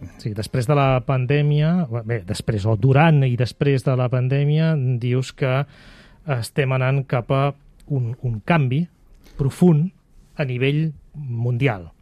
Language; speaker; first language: Catalan; native; Catalan